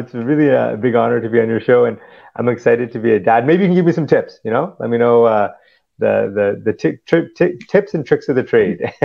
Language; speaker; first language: English; early bilingual, other home language; Punjabi